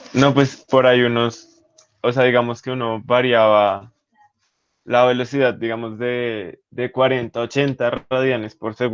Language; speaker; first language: Spanish; native; Spanish